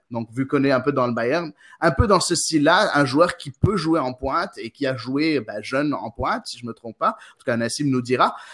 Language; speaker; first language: French; non-native, local second language; Arabic